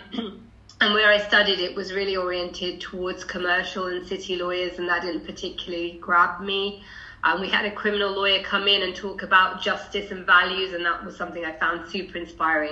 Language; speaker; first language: English; native; English